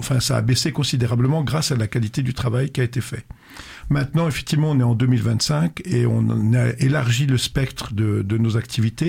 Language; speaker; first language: French; native; French